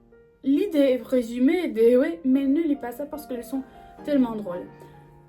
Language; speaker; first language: French; non-native, learner; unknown